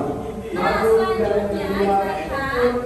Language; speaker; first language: Indonesian; native; Indonesian